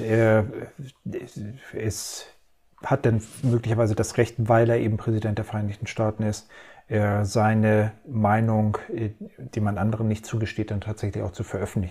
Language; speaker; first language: German; native; German